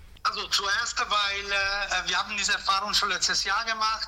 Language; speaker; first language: German; non-native, fluent; Italian